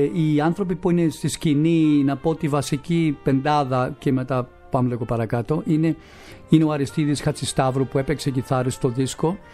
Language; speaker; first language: Greek; non-native, fluent; English